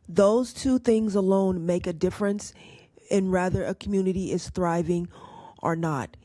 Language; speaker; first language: English; native; English